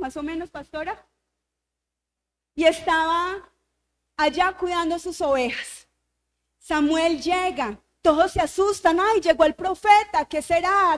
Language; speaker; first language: Spanish; native; Spanish